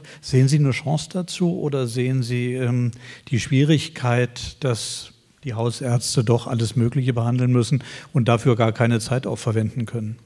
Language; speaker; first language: German; native; German